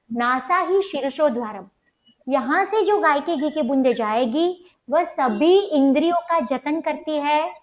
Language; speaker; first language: Hindi; non-native, local second language; Gujarati